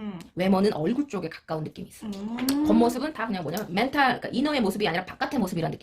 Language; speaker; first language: Korean; native; Korean